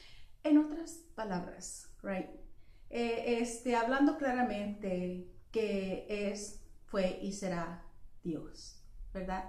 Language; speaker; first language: Spanish; early bilingual, heritage; Spanish